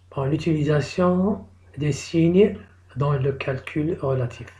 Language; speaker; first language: French; non-native, local second language; Arabic